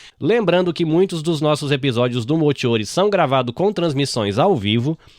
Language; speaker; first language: Portuguese; native; Portuguese